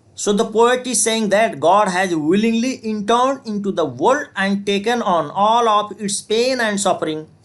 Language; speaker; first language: English; non-native, local second language; Nepali